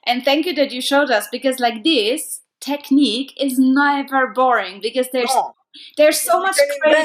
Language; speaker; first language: English; non-native, fluent; German